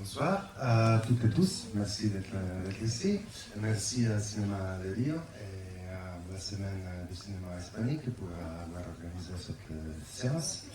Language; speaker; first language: French; non-native, fluent; Italian